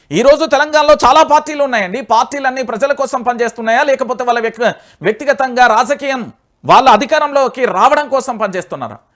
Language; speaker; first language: Telugu; native; Telugu